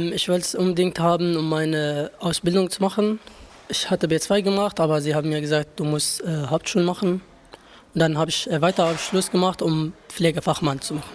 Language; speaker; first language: German; non-native, learner; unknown